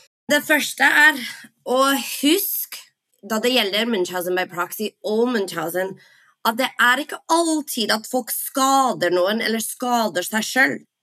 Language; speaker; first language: Norwegian; non-native, fluent; English